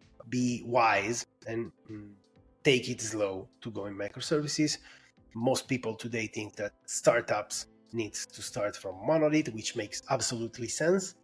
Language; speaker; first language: English; non-native, fluent; Italian